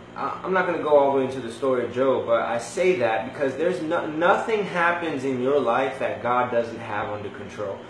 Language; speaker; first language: English; early bilingual, other home language; Spanish